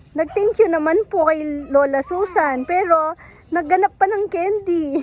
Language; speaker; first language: Filipino; native; Filipino